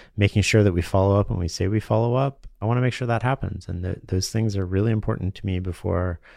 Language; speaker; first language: English; native; English